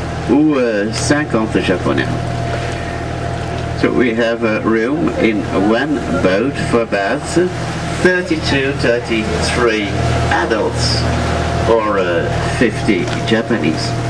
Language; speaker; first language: English; non-native, fluent; Dutch